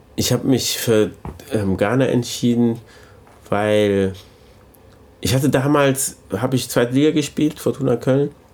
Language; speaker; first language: German; early bilingual, other home language; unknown